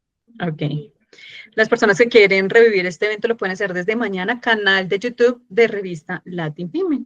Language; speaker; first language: Spanish; native; Spanish